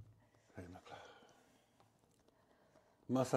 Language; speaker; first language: Indonesian; non-native, learner; French